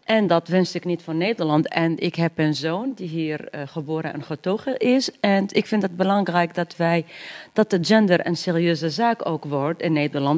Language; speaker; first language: Dutch; non-native, fluent; Arabic